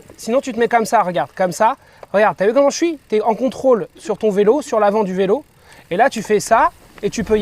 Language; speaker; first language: French; native; French